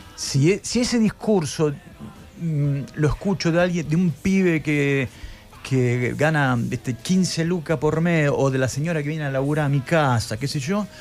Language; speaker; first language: Spanish; native; Spanish